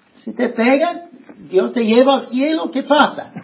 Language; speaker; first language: Spanish; non-native, fluent; English